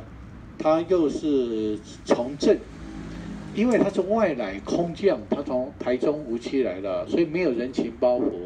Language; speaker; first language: Chinese; native; Chinese